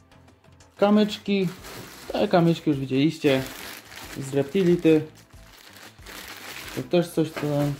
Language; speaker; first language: Polish; native; Polish